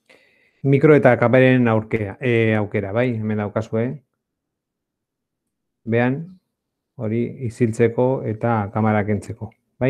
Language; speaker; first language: Basque; non-native, local second language; Spanish